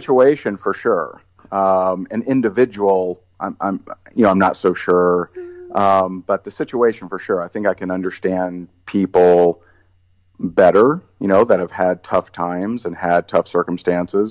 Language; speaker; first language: English; native; English